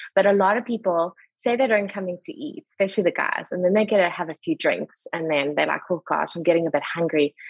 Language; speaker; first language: English; native; English